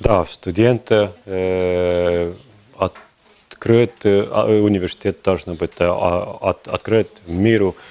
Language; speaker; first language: Russian; non-native, learner; Estonian